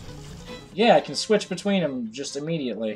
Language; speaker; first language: English; native; English